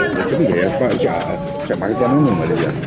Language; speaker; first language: Italian; native; Italian